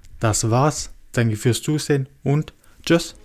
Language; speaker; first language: German; native; German